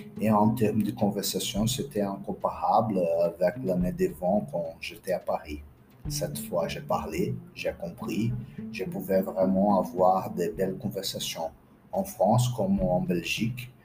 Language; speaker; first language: French; non-native, fluent; Portuguese